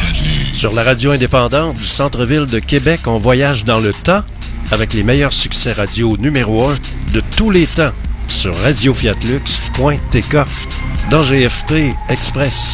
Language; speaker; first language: French; native; French